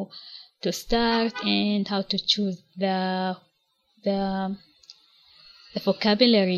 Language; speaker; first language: English; non-native, local second language; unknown